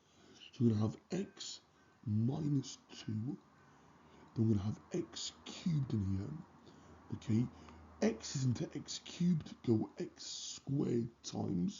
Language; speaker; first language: English; native; English